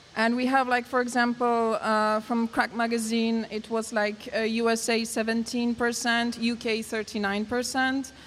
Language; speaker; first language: English; non-native, learner; Polish